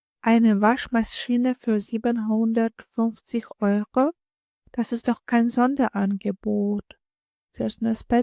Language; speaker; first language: German; non-native, fluent; Ukrainian